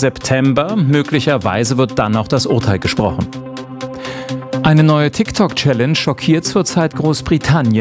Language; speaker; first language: German; native; German